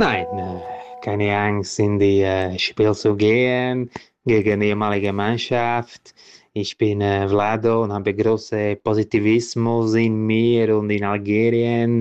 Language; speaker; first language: German; non-native, learner; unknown